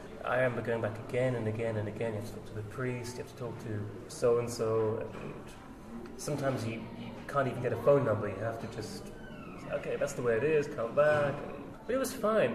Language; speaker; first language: English; native; English